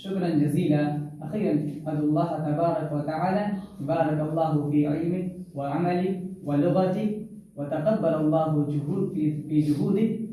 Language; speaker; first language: Arabic; non-native, learner; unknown